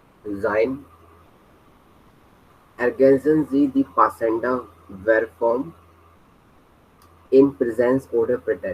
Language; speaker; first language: German; non-native, fluent; Hindi